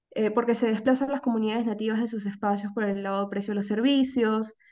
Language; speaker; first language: Spanish; native; Spanish